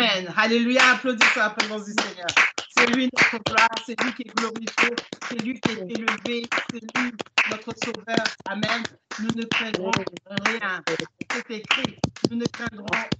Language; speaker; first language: French; native; French